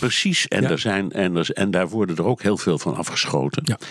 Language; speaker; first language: Dutch; native; Dutch